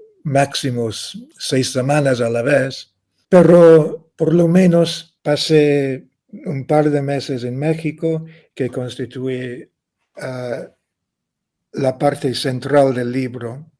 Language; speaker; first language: Spanish; non-native, fluent; English